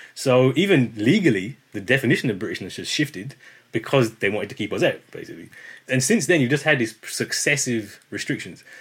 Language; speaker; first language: English; native; English